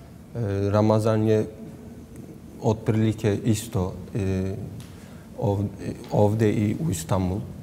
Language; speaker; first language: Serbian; non-native, learner; Turkish